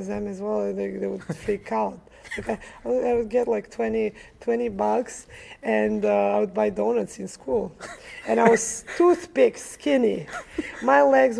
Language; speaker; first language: English; early bilingual, other home language; Serbian